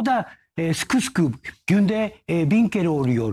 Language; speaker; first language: Turkish; non-native, learner; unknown